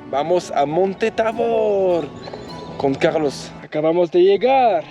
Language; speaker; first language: Spanish; non-native, learner; French